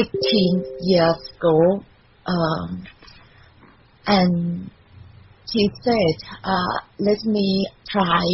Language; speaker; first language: English; non-native, learner; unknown